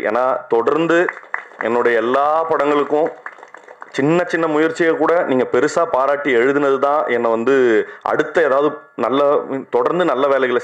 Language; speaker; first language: Tamil; native; Tamil